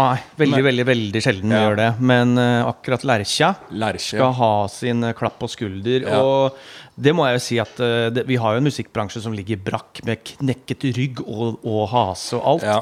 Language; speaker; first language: Norwegian; native; Norwegian